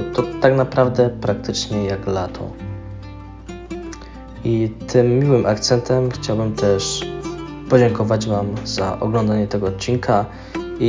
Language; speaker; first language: Polish; native; Polish